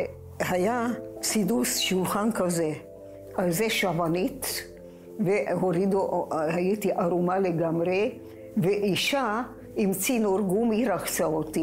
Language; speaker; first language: Hebrew; non-native, fluent; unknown